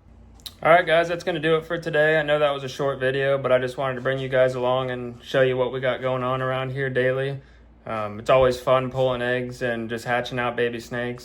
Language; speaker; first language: English; native; English